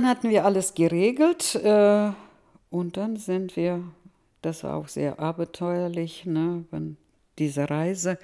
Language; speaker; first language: German; early bilingual, heritage; Russian